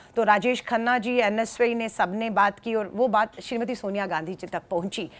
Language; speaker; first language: Hindi; native; Hindi